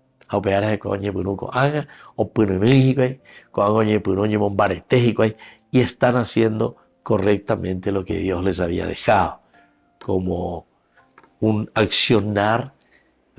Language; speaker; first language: Spanish; native; Spanish